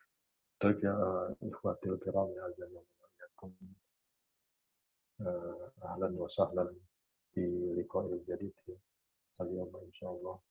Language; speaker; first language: Arabic; non-native, fluent; Indonesian